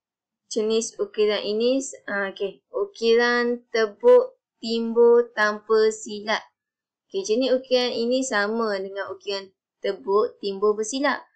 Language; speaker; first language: Malay; native; Malay